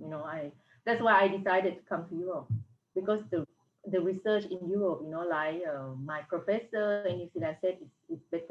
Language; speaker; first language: English; non-native, fluent; Thai